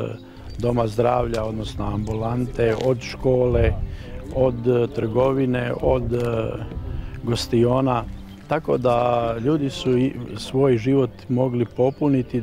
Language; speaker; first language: Croatian; native; Croatian